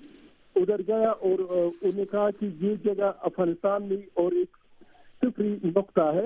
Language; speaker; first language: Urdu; non-native, learner; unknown